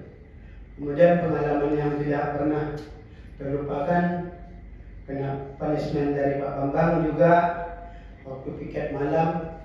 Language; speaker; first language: Indonesian; native; Indonesian